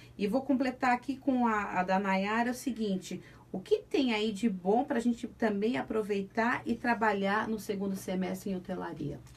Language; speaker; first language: Portuguese; native; Portuguese